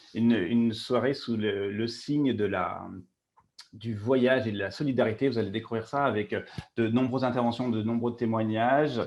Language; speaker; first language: French; native; French